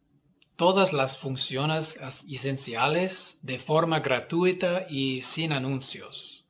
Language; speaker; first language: Spanish; non-native, fluent; English